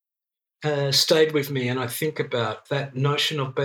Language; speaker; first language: English; non-native, local second language; Greek